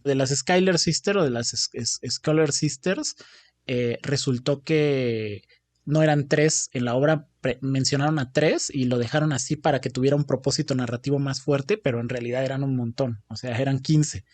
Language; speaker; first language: Spanish; native; Spanish